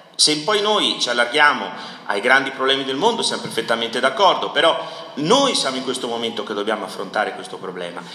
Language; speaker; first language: Italian; native; Italian